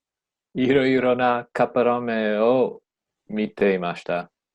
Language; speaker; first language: Japanese; non-native, learner; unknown